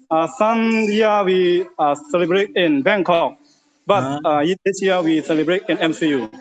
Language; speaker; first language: English; non-native, learner; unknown